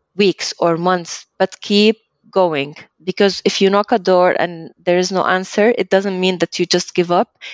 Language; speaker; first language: English; early bilingual, other home language; Arabic